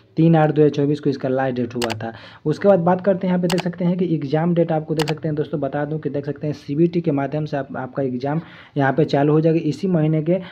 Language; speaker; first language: Hindi; native; Hindi